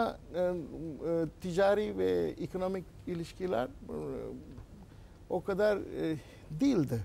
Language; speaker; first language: Turkish; non-native, learner; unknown